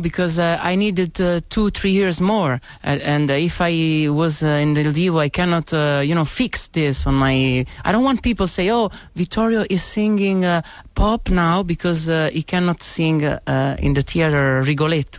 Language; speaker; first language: English; non-native, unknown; Italian